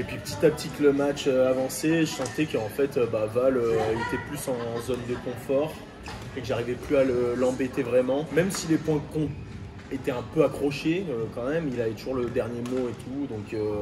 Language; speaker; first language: French; native; French